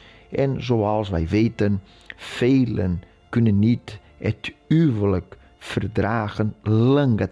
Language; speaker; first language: Dutch; non-native, fluent; Portuguese